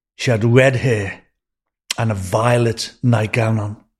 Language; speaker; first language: English; native; English